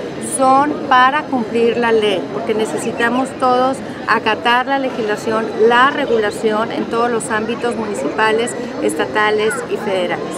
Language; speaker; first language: Spanish; native; Spanish